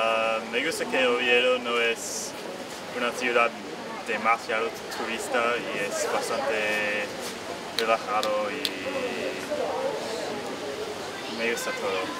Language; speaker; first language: Spanish; non-native, learner; English